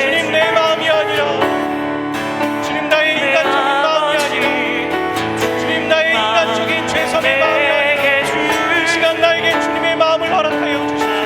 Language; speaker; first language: Korean; native; Korean